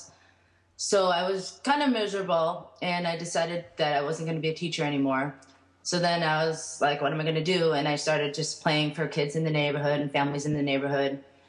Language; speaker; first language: English; native; English